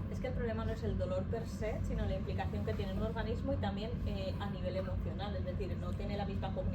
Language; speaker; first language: Spanish; native; Spanish